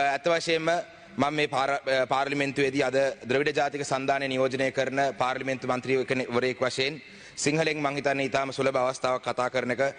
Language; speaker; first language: Sinhala; non-native, local second language; Tamil